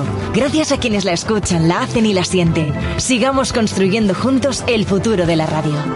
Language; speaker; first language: Spanish; native; Spanish